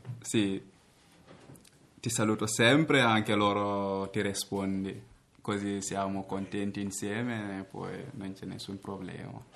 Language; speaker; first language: Italian; non-native, learner; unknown